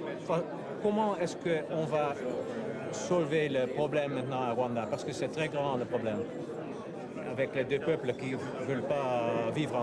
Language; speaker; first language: French; non-native, fluent; Dutch